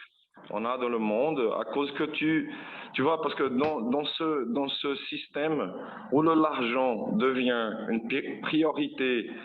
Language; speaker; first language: French; non-native, fluent; Portuguese